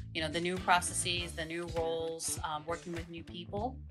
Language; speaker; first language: English; native; English